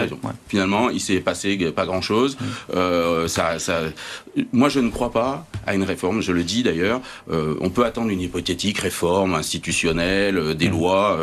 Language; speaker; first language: French; native; French